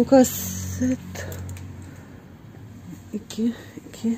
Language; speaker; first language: Russian; native; Russian